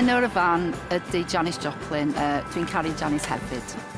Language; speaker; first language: Welsh; non-native, learner; English